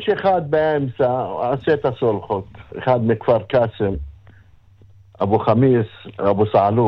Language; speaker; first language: Hebrew; non-native, local second language; Arabic